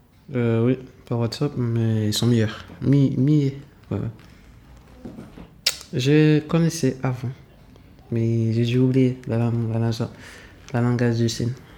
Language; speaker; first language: French; non-native, local second language; Haitian Creole